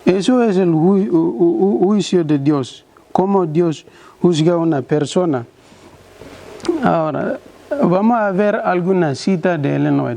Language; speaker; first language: Spanish; non-native, learner; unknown